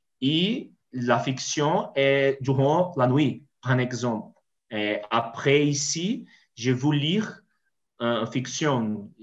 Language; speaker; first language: French; non-native, learner; Portuguese